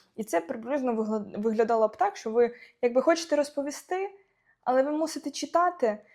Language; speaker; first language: Ukrainian; non-native, local second language; Russian